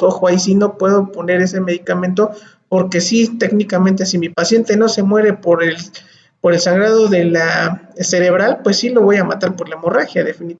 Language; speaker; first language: Spanish; native; Spanish